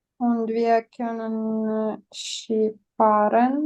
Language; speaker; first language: German; non-native, learner; Ukrainian